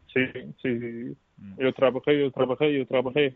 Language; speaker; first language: Spanish; non-native, learner; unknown